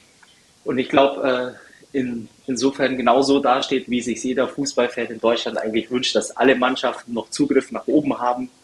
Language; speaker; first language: German; native; German